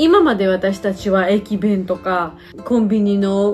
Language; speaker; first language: Japanese; non-native, fluent; Georgian